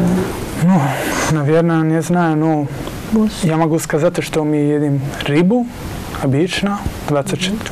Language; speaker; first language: Russian; non-native, learner; Italian